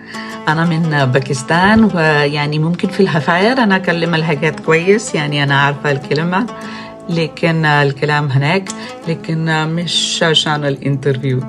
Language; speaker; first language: Arabic; non-native, learner; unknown